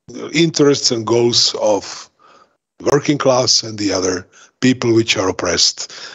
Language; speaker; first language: English; non-native, fluent; Czech